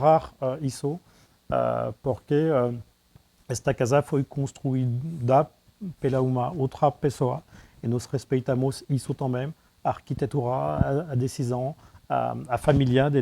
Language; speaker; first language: Portuguese; non-native, fluent; French